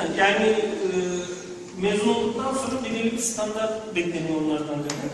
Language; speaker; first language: Turkish; native; Turkish